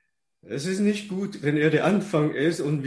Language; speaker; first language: German; non-native, fluent; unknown